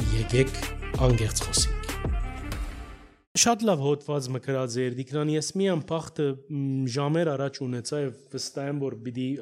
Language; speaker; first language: Armenian; early bilingual, heritage; Armenian